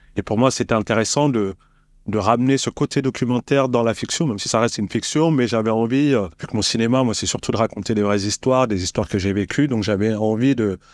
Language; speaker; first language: French; native; French